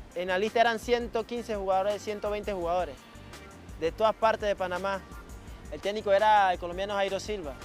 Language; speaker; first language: Spanish; native; Spanish